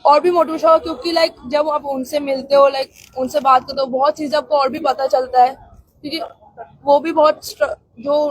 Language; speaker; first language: Hindi; non-native, local second language; Bangla